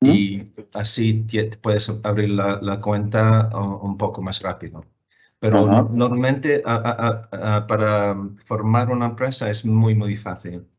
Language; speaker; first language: Spanish; non-native, fluent; English